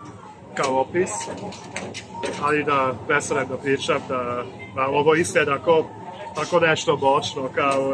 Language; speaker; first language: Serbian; non-native, fluent; German